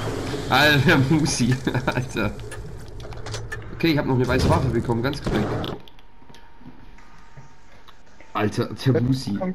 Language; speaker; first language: German; native; German